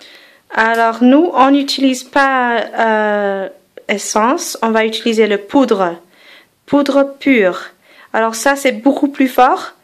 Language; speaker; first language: French; non-native, fluent; English